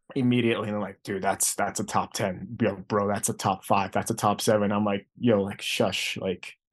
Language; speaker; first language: English; early bilingual, other home language; Greek